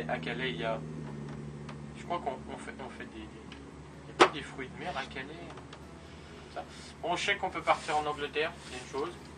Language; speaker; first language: French; native; French